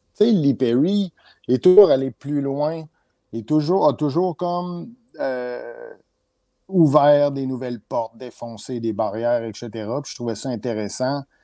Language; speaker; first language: French; native; French